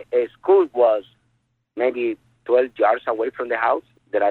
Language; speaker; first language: English; non-native, fluent; Spanish